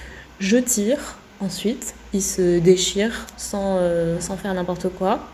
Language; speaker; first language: French; native; French